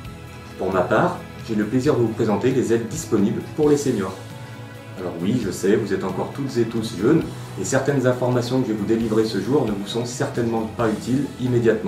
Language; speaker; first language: French; native; French